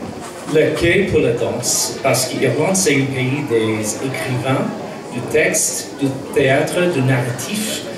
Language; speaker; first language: French; non-native, fluent; English